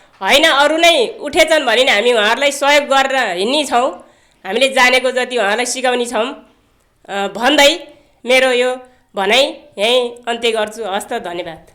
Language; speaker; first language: Nepali; native; Nepali